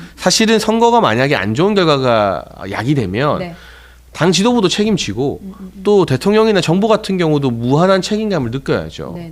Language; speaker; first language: Korean; native; Korean